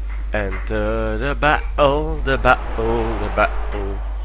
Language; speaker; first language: English; non-native, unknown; Dutch